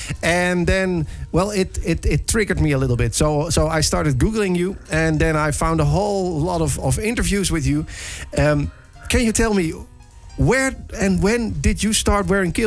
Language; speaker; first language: English; non-native, fluent; Dutch